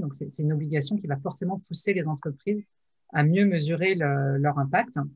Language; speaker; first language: French; native; French